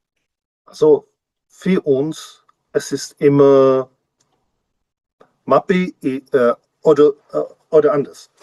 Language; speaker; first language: German; non-native, learner; Czech